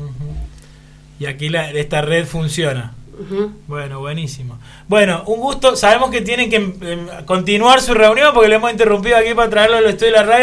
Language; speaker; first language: Spanish; native; Spanish